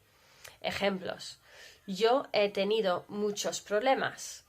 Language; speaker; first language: Spanish; non-native, fluent; English